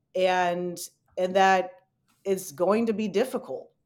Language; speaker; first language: English; native; English